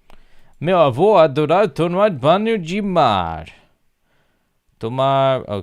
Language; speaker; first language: Portuguese; non-native, learner; English